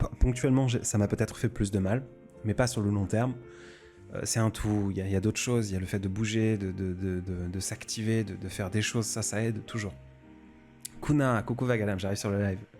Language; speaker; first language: French; native; French